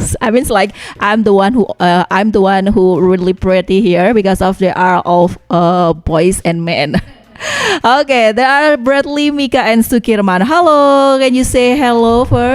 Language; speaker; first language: English; non-native, learner; Indonesian